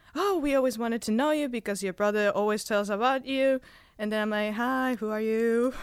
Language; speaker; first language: English; non-native, fluent; Spanish